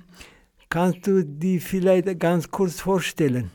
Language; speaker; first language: German; non-native, fluent; Central Kurdish